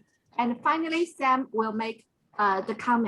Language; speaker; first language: English; non-native, fluent; Chinese